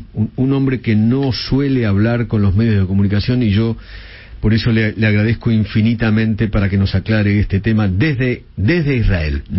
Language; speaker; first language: Spanish; native; Spanish